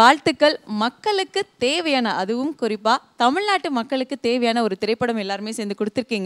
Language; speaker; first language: Tamil; native; Tamil